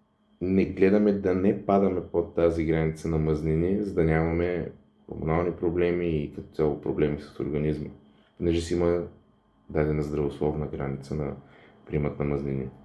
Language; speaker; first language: Bulgarian; native; Bulgarian